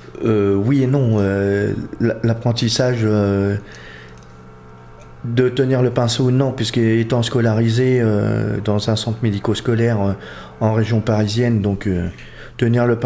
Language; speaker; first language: French; early bilingual, other home language; Portuguese